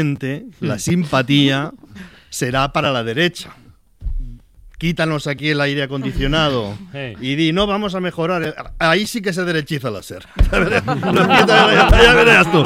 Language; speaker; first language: Spanish; native; Spanish